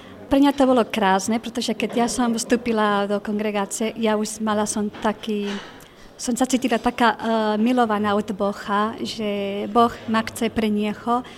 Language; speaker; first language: Slovak; non-native, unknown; Spanish